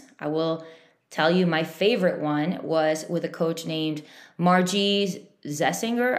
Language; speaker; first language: English; non-native, fluent; Spanish